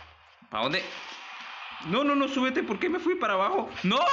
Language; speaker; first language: Spanish; native; Spanish